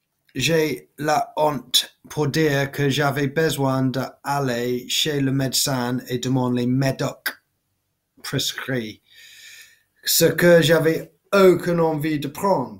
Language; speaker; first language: French; non-native, learner; English